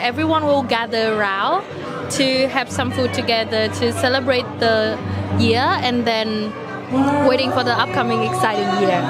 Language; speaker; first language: English; non-native, fluent; Vietnamese